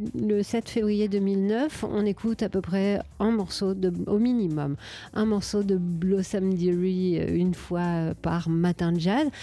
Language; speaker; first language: French; native; French